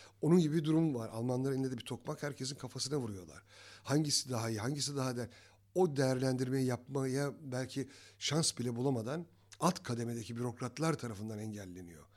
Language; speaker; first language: Turkish; native; Turkish